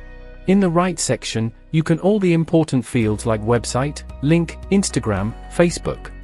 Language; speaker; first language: English; non-native, local second language; Hindi